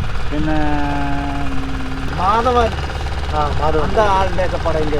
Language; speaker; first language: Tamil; non-native, local second language; Malayalam